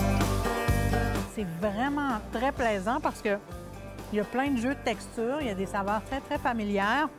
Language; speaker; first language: French; native; French